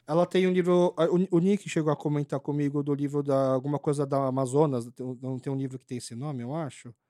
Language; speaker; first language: Portuguese; early bilingual, other home language; Korean